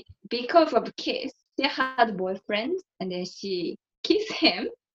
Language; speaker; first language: English; non-native, learner; Japanese